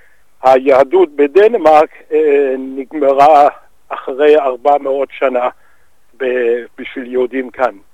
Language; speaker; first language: Hebrew; non-native, fluent; Danish